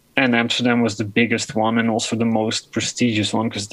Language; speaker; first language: English; non-native, fluent; Dutch